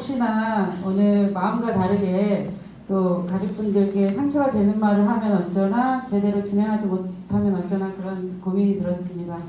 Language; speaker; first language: Korean; native; Korean